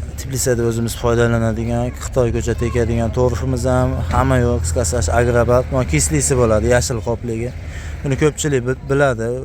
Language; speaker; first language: Uzbek; native; Uzbek